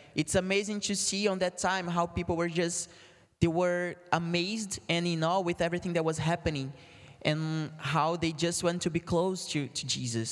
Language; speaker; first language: English; non-native, fluent; Portuguese